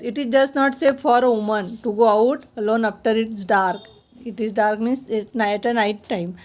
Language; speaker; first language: English; non-native, local second language; Marathi